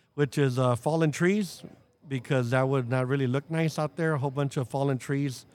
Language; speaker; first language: English; native; English